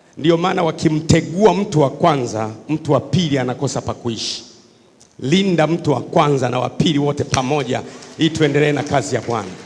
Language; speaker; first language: Swahili; native; Swahili